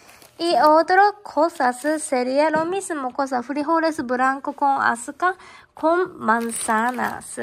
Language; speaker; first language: Spanish; non-native, learner; Japanese